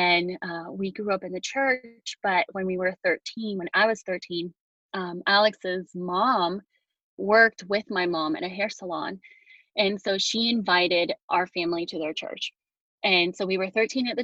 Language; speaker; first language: English; early bilingual, other home language; Spanish